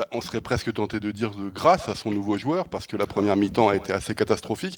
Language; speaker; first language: French; native; French